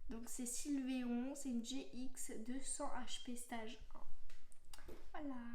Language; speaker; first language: French; native; French